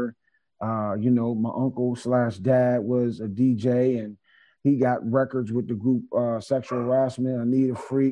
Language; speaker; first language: English; native; English